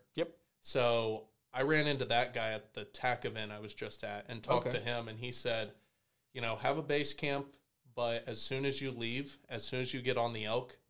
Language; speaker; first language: English; native; English